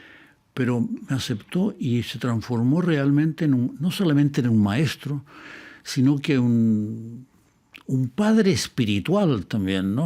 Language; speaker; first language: Spanish; native; Spanish